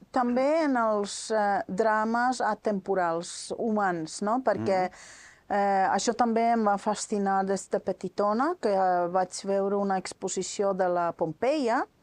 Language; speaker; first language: Catalan; non-native, fluent; Norwegian